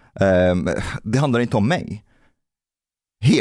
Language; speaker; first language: Swedish; non-native, fluent; Arabic